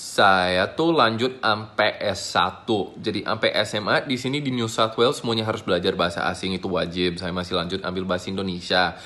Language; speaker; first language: Indonesian; non-native, fluent; English